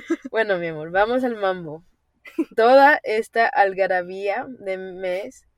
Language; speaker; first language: Spanish; early bilingual, heritage; Spanish